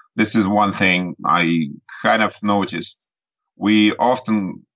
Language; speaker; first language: English; non-native, fluent; Russian